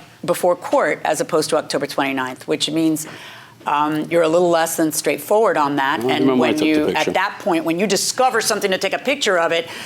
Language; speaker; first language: English; native; English